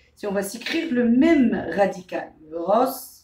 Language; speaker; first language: French; non-native, local second language; Arabic